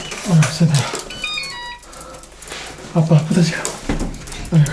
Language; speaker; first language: Korean; native; Korean